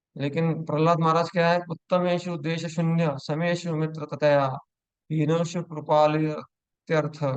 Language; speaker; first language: Hindi; non-native, local second language; Marathi